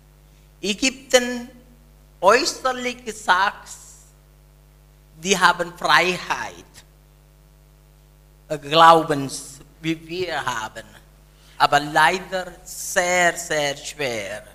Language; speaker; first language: German; non-native, learner; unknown